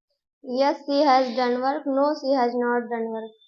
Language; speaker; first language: English; non-native, learner; Hindi